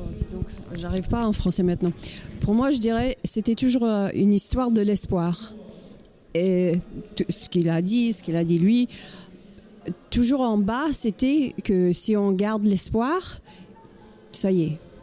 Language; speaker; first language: French; non-native, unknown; English